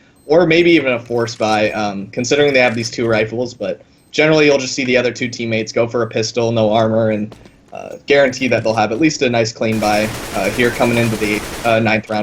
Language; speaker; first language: English; native; English